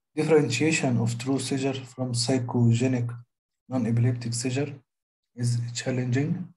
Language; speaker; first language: English; non-native, fluent; Arabic